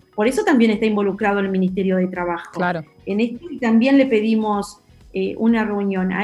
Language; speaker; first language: Spanish; native; Spanish